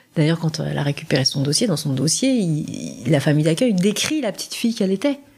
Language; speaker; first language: French; native; French